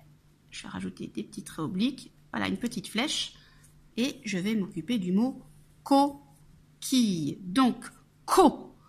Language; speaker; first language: French; native; French